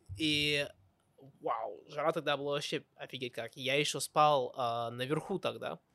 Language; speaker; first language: Russian; early bilingual, heritage; Russian